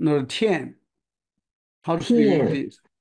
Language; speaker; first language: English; non-native, learner; Chinese